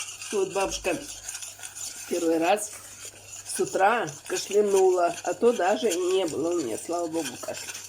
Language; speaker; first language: Russian; native; Russian